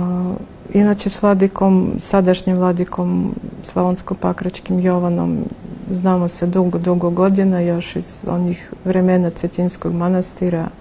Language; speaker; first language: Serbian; non-native, fluent; Russian